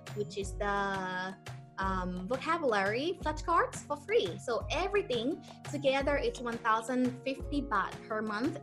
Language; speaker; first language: English; non-native, fluent; Thai